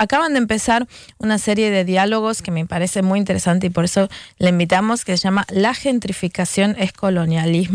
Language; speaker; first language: Spanish; native; Spanish